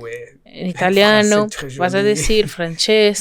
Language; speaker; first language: Spanish; non-native, fluent; French